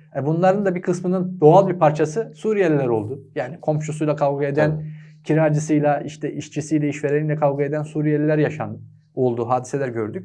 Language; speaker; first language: Turkish; native; Turkish